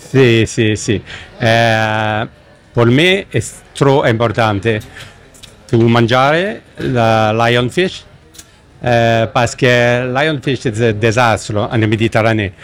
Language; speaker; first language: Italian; non-native, learner; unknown